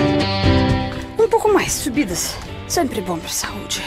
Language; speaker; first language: Portuguese; non-native, fluent; Russian